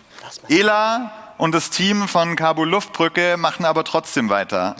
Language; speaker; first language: German; native; German